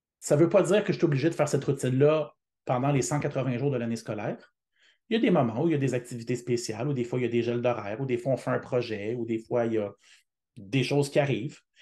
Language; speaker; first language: French; native; French